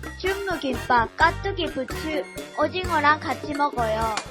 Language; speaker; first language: Korean; non-native, learner; Japanese